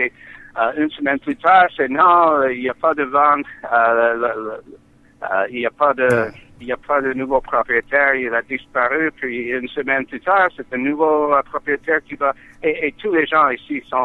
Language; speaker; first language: French; non-native, learner; English